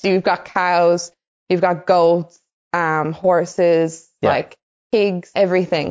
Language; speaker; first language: English; native; English